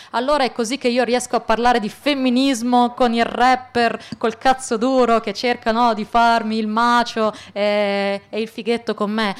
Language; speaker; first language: Italian; early bilingual, other home language; Arabic